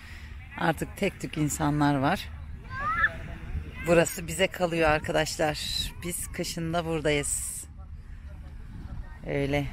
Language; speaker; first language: Turkish; early bilingual, heritage; Turkish